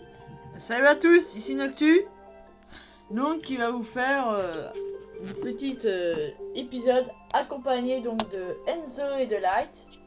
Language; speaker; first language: French; native; French